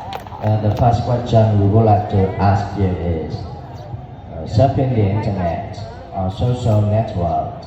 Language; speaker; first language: English; non-native, learner; Vietnamese